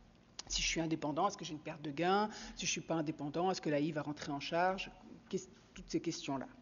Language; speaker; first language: French; native; French